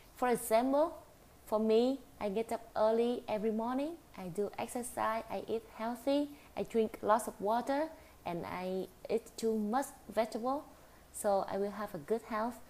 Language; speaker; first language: English; non-native, fluent; Vietnamese